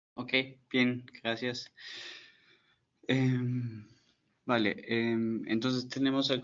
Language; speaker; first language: Spanish; non-native, fluent; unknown